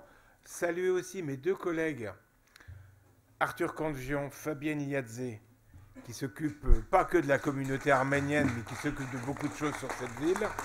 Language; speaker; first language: French; native; French